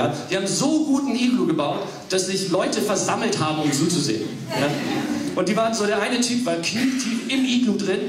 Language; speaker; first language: German; early bilingual, other home language; English